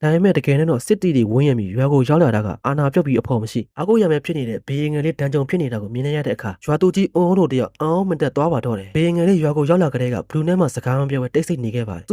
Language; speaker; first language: Burmese; native; Burmese